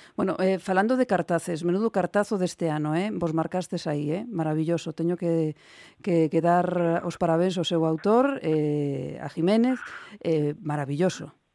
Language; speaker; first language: Galician; non-native, local second language; Spanish